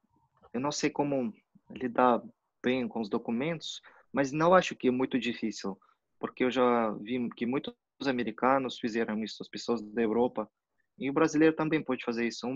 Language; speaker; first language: Portuguese; non-native, fluent; Russian